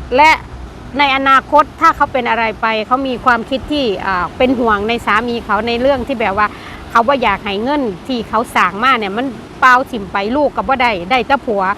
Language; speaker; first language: Thai; native; Thai